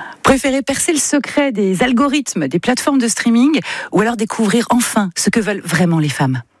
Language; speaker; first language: French; native; French